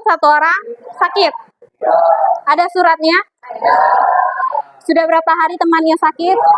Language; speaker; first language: Indonesian; native; Indonesian